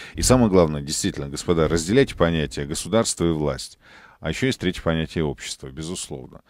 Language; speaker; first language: Russian; native; Russian